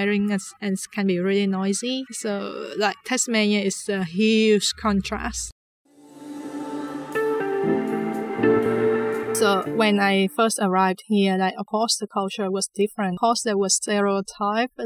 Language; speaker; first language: English; non-native, fluent; Vietnamese